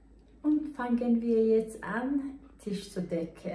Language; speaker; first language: German; non-native, fluent; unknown